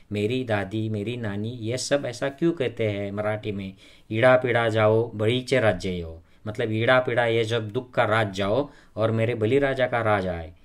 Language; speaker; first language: Hindi; non-native, local second language; Marathi